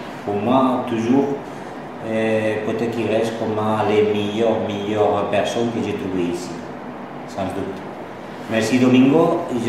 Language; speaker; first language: French; non-native, learner; Spanish